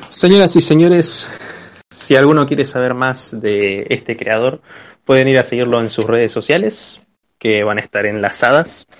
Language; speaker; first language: Spanish; native; Spanish